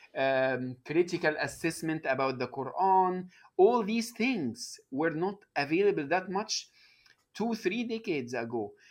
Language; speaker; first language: English; non-native, fluent; Arabic